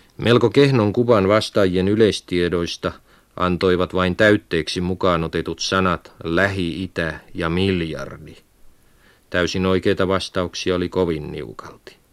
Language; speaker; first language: Finnish; native; Finnish